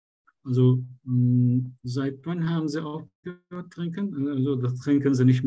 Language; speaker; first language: German; non-native, learner; Turkish